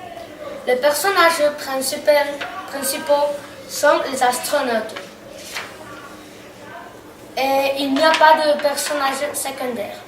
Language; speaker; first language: French; non-native, learner; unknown